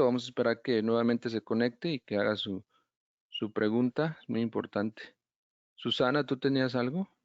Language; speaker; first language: Spanish; native; Spanish